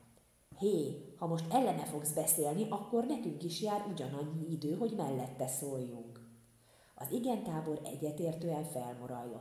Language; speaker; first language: Hungarian; native; Hungarian